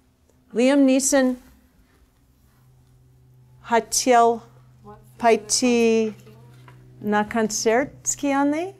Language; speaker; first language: Russian; non-native, fluent; English